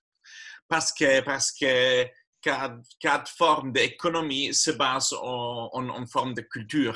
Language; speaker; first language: French; non-native, learner; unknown